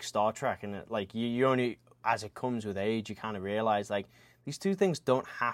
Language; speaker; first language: English; native; English